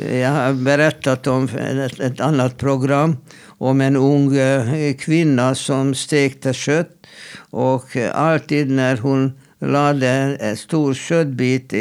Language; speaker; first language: Swedish; non-native, fluent; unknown